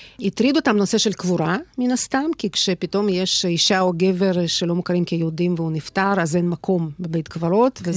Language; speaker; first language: Hebrew; non-native, fluent; Russian